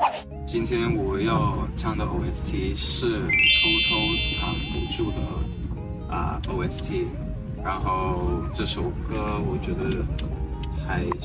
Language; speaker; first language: Chinese; non-native, fluent; Japanese